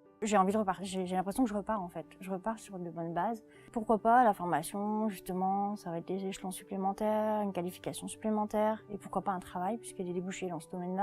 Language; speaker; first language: French; native; French